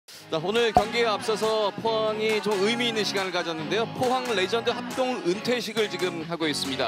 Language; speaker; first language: Korean; native; Korean